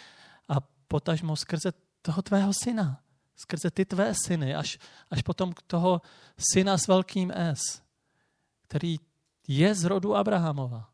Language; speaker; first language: Czech; native; Czech